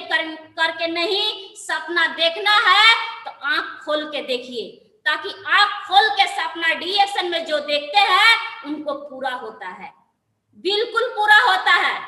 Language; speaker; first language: Hindi; non-native, local second language; Bhojpuri